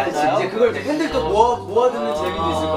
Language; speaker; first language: Korean; native; Korean